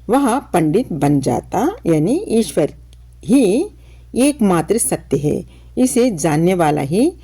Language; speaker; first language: Hindi; non-native, local second language; Telugu